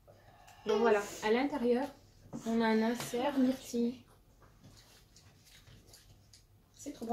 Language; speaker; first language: French; native; French